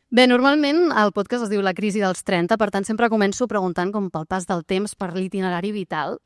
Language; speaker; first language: Catalan; native; Catalan